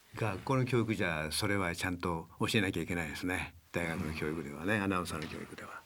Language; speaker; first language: Japanese; native; Japanese